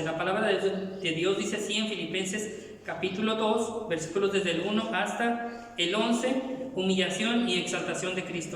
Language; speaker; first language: Spanish; native; Spanish